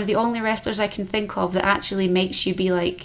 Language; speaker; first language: English; native; English